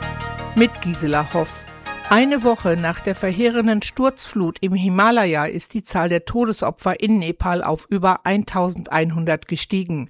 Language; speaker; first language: German; native; German